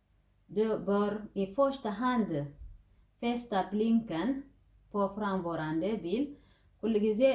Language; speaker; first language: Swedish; non-native, fluent; Tigrinya